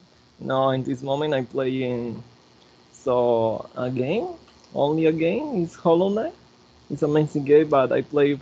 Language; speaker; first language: English; non-native, learner; Spanish